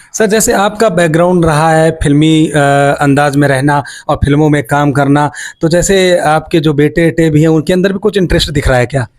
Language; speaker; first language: Hindi; native; Hindi